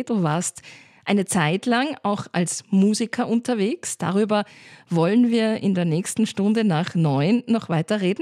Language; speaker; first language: German; native; German